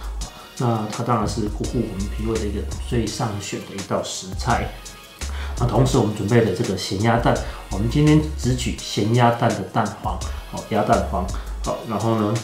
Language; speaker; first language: Chinese; native; Chinese